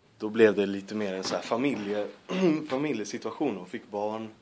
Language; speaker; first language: Swedish; native; Swedish